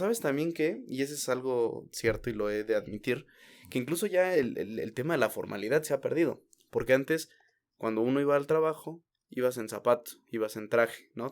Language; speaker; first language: Spanish; native; Spanish